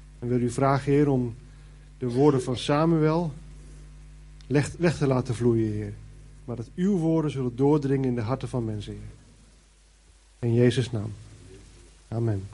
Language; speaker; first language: Dutch; native; Dutch